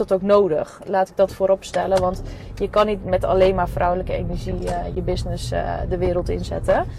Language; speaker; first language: Dutch; native; Dutch